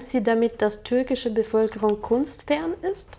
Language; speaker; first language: German; non-native, fluent; Russian